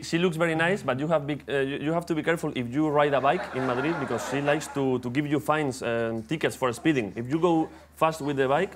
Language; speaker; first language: English; non-native, fluent; Spanish